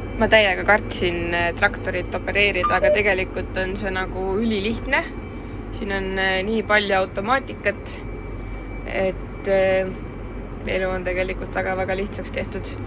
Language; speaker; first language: Estonian; native; Estonian